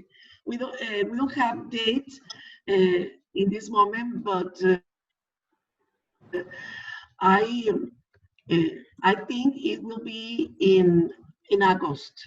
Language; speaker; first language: English; non-native, learner; Spanish